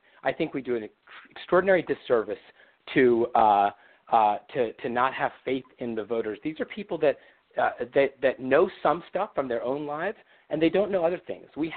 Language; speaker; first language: English; native; English